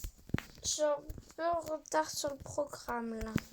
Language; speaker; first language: French; native; French